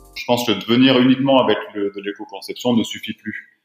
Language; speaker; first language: French; native; French